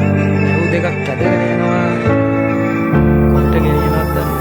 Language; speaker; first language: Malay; non-native, learner; Sinhala